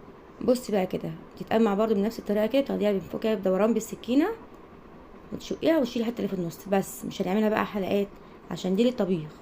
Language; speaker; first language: Arabic; native; Arabic